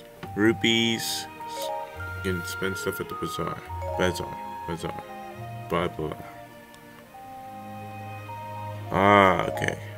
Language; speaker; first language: English; native; English